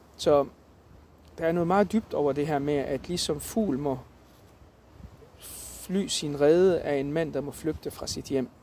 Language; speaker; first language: Danish; early bilingual, other home language; Arabic